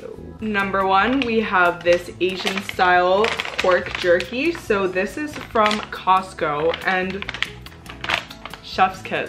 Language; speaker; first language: English; native; English